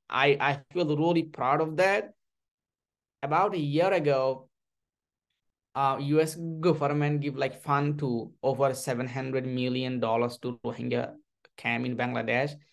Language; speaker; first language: English; non-native, learner; Rohingya